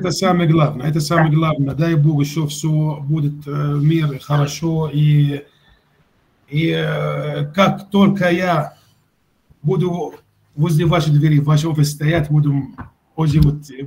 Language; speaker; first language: Russian; non-native, fluent; Arabic